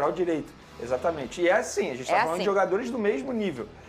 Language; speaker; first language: Portuguese; native; Portuguese